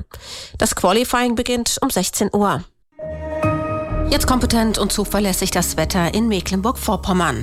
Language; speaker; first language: German; native; German